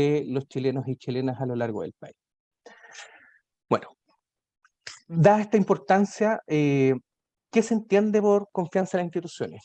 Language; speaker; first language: Spanish; native; Spanish